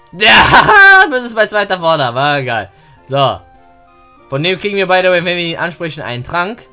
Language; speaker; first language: German; early bilingual, other home language; Turkish